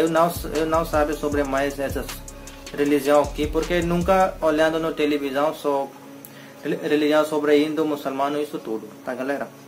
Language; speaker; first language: Portuguese; non-native, learner; Hindi